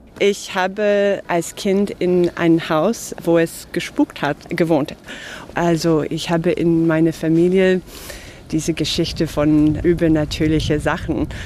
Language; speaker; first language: German; non-native, fluent; English